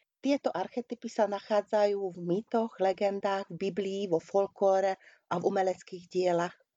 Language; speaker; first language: Slovak; non-native, local second language; Hungarian